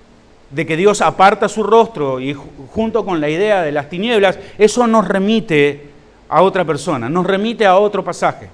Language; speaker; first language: Spanish; native; Spanish